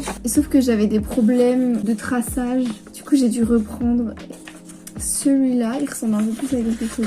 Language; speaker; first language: French; native; French